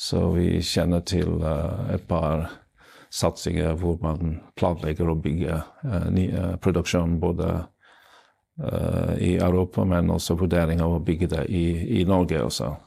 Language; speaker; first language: Norwegian; non-native, fluent; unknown